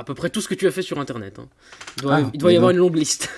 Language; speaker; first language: French; native; French